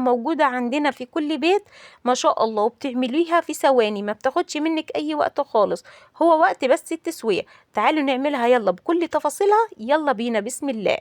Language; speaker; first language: Arabic; native; Arabic